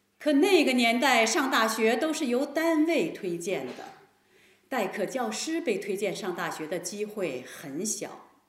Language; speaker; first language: Chinese; native; Chinese